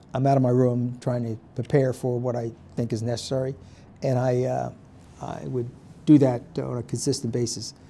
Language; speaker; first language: English; native; English